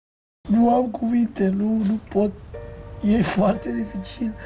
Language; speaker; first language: Romanian; non-native, fluent; Spanish